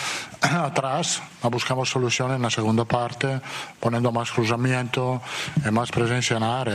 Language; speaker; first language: Portuguese; non-native, fluent; Italian